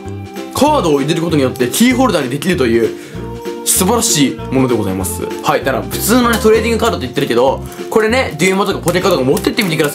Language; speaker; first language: Japanese; native; Japanese